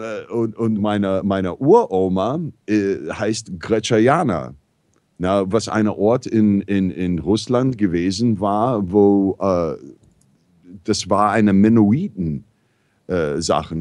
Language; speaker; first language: German; non-native, fluent; English